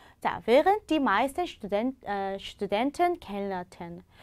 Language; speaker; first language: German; non-native, fluent; Korean